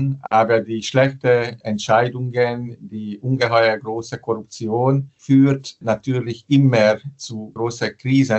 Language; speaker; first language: German; non-native, fluent; Hungarian